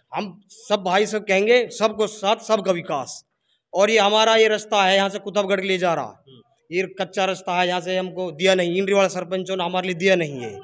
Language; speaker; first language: Hindi; native; Hindi